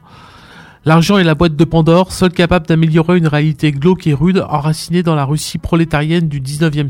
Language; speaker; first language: French; native; French